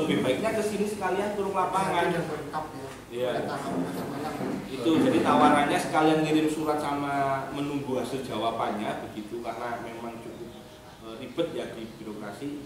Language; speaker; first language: Indonesian; native; Indonesian